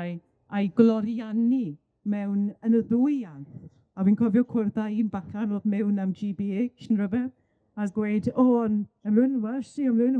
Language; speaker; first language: Welsh; native; Welsh